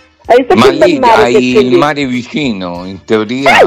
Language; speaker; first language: Italian; native; Italian